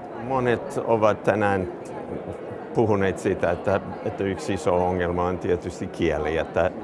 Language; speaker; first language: Finnish; non-native, fluent; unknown